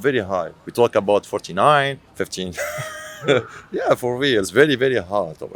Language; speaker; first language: English; non-native, fluent; Arabic